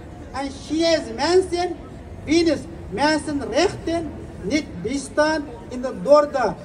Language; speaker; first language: Dutch; non-native, fluent; Uyghur